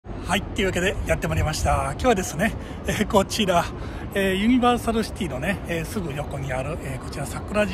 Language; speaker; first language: Japanese; native; Japanese